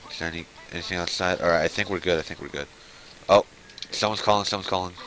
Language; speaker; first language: English; native; English